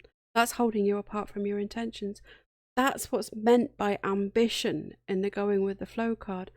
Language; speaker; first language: English; native; English